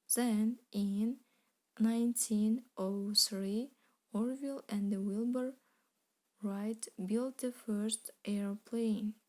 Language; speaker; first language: English; non-native, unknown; Kazakh